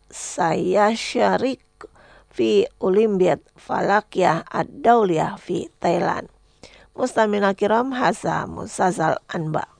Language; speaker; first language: Arabic; non-native, fluent; Indonesian